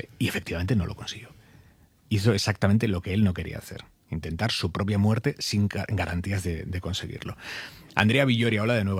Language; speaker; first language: Spanish; native; Spanish